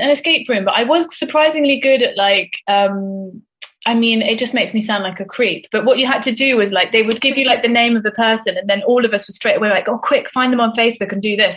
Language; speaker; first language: English; native; English